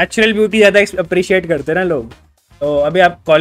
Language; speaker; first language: Hindi; native; Hindi